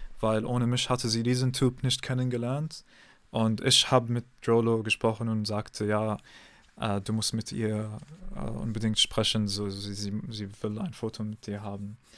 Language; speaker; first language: German; non-native, fluent; English